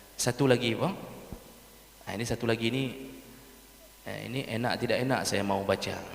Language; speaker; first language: Malay; non-native, local second language; Achinese